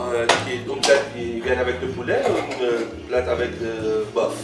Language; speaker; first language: French; non-native, learner; Persian